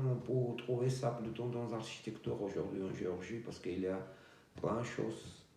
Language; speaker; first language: French; non-native, fluent; Georgian